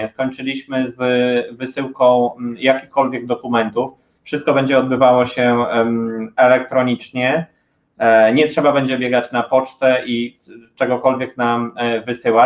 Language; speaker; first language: Polish; native; Polish